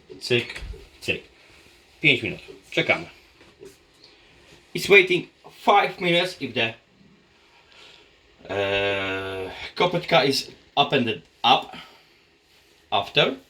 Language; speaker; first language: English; non-native, learner; Polish